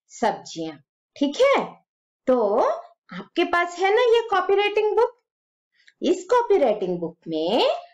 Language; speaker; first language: Hindi; native; Hindi